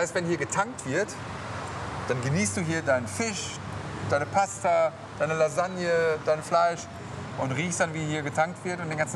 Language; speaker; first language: German; native; German